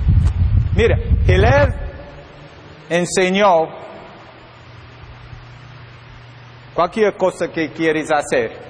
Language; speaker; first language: Spanish; non-native, learner; English